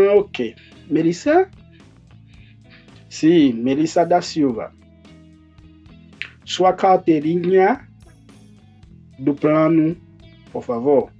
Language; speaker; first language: Portuguese; non-native, fluent; Haitian Creole